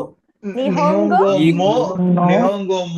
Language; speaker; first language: Japanese; non-native, fluent; Tamil